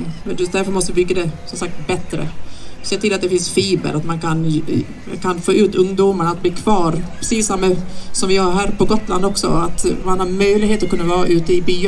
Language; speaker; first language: Swedish; native; Swedish